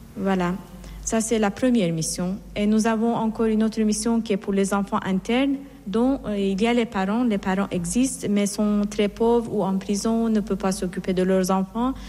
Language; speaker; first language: French; non-native, fluent; Persian